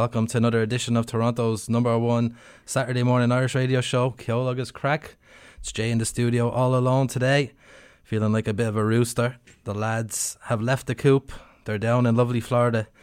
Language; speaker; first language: English; native; English